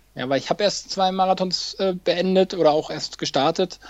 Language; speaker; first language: German; native; German